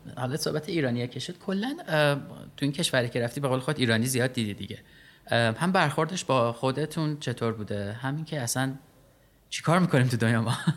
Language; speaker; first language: Persian; native; Persian